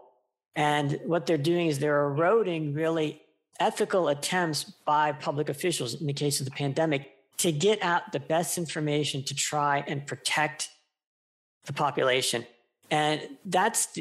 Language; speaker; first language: English; native; English